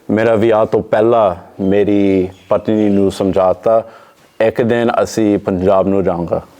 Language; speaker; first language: Punjabi; early bilingual, heritage; English